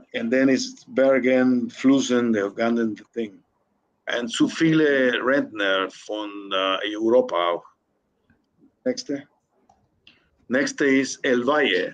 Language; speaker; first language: German; non-native, learner; Spanish